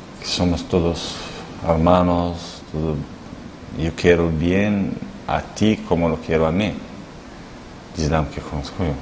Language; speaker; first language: Spanish; non-native, learner; Arabic